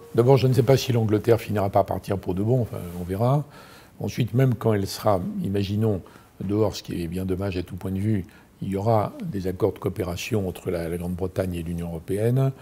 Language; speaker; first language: French; native; French